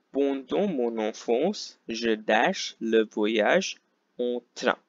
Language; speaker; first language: French; non-native, fluent; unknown